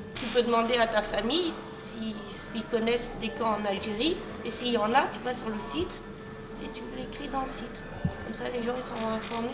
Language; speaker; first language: French; native; French